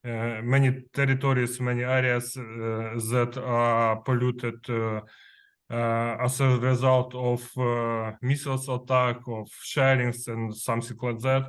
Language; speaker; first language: English; non-native, learner; Ukrainian